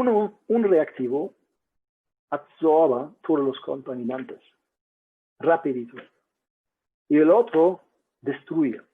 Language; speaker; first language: Spanish; non-native, learner; German